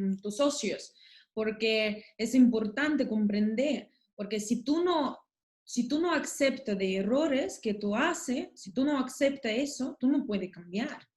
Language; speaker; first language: Spanish; non-native, learner; Russian